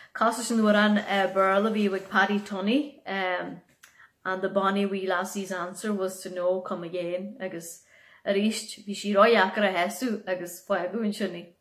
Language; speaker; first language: Irish; native; Irish